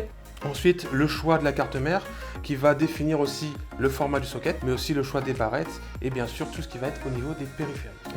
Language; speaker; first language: French; native; French